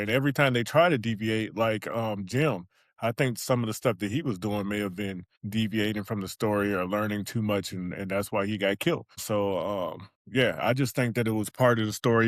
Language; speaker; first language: English; native; English